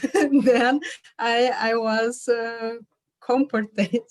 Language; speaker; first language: English; non-native, learner; Portuguese